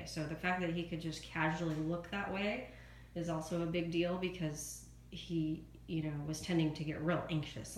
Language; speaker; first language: English; native; English